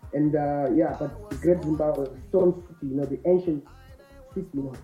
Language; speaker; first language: English; non-native, local second language; Shona